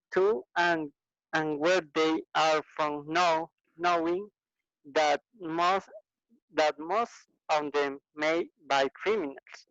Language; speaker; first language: English; non-native, learner; Spanish